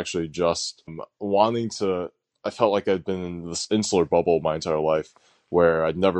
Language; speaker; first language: English; native; English